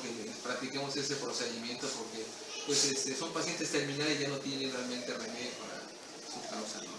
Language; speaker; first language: Spanish; native; Spanish